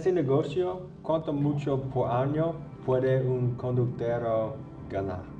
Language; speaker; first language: Spanish; non-native, learner; English